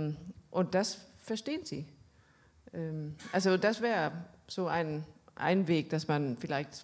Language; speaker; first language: German; non-native, fluent; Danish